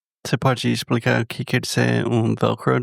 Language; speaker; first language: Portuguese; non-native, fluent; English